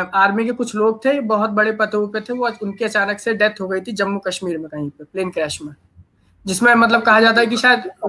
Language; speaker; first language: Hindi; native; Hindi